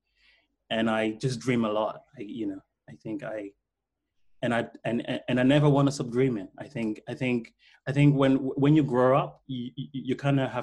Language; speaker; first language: English; non-native, local second language; Krio